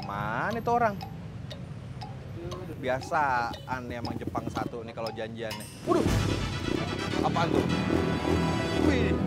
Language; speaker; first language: Indonesian; native; Indonesian